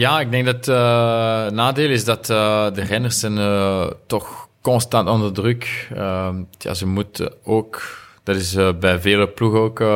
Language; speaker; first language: Dutch; non-native, local second language; French